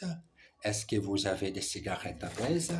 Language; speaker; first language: French; non-native, learner; Portuguese